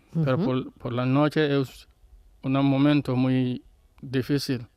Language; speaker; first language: Spanish; non-native, learner; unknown